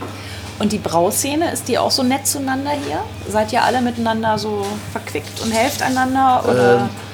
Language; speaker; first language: German; native; German